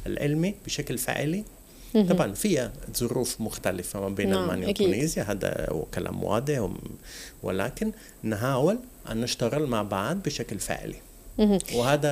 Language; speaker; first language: Arabic; non-native, fluent; Italian